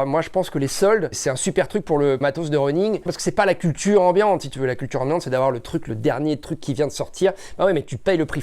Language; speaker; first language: French; native; French